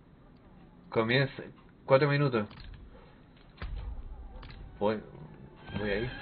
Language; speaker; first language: Spanish; native; Spanish